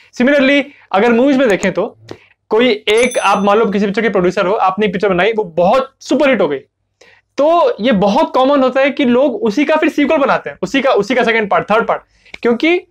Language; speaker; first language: Hindi; native; Hindi